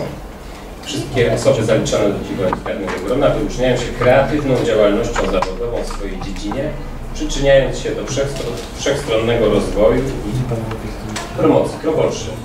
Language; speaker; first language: Polish; native; Polish